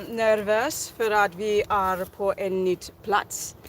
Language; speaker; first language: Swedish; non-native, learner; English